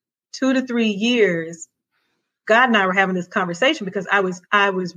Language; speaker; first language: English; native; English